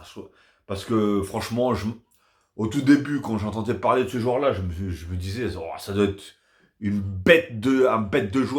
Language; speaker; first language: French; native; French